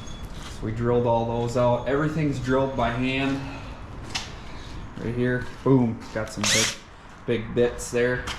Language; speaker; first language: English; native; English